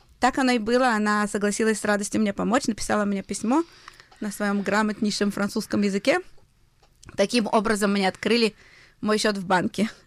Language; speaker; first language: Russian; early bilingual, heritage; Hebrew